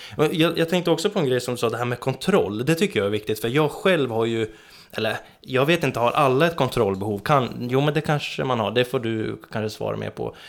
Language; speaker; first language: Swedish; native; Swedish